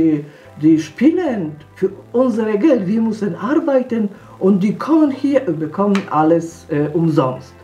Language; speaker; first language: German; non-native, fluent; Polish